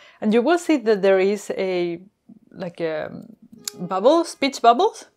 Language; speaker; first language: English; non-native, fluent; Spanish